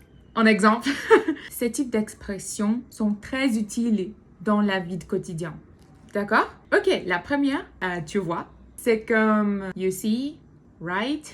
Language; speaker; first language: French; non-native, learner; Portuguese